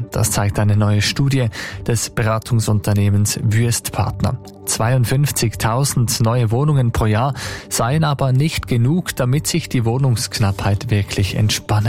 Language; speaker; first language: German; native; German